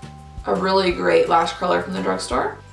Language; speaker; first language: English; native; English